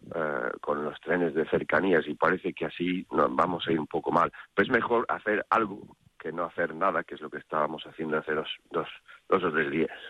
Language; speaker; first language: Spanish; non-native, fluent; English